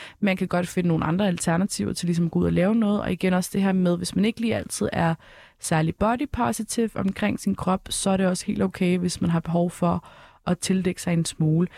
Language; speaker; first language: Danish; early bilingual, other home language; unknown